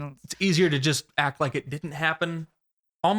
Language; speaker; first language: English; native; English